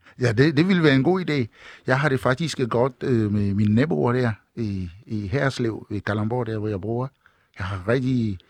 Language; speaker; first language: Danish; non-native, fluent; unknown